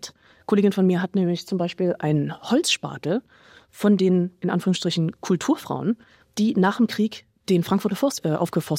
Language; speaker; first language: German; native; German